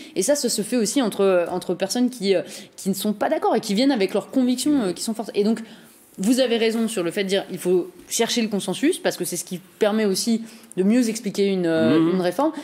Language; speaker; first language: French; native; French